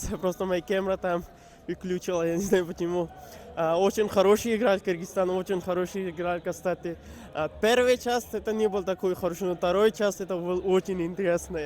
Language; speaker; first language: Russian; non-native, learner; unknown